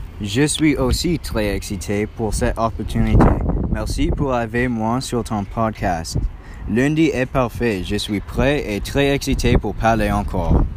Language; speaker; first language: French; non-native, learner; English